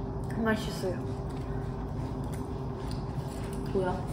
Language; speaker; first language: Korean; non-native, learner; Ukrainian